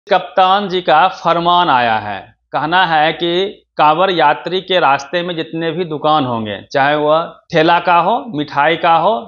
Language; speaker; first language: Hindi; native; Hindi